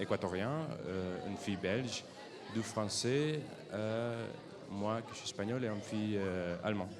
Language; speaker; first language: French; non-native, fluent; Catalan